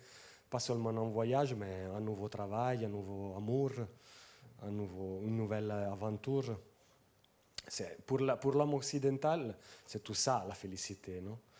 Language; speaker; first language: French; non-native, fluent; Italian